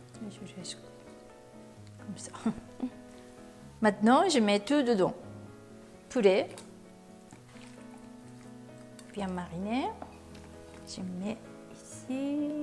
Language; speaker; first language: French; non-native, learner; Japanese